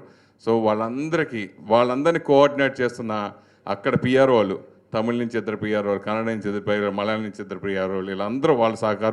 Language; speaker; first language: Telugu; native; Telugu